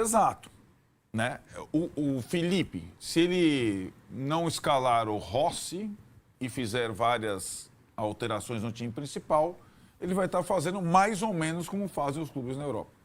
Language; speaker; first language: Portuguese; native; Portuguese